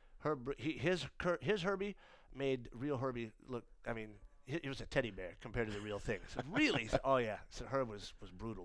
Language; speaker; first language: English; native; English